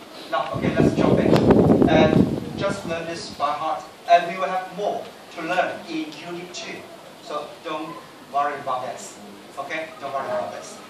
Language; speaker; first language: English; non-native, fluent; Chinese